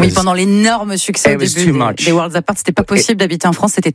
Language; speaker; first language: French; native; French